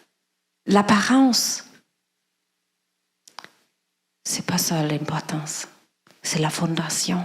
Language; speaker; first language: French; non-native, fluent; German